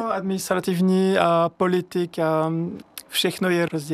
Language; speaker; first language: Czech; non-native, fluent; French